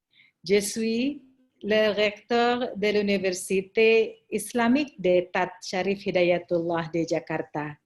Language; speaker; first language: French; non-native, learner; Indonesian